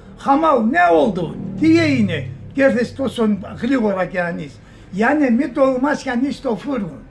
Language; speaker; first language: Greek; early bilingual, heritage; Greek